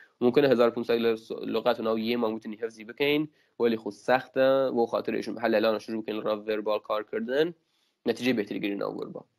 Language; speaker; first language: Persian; non-native, local second language; Central Kurdish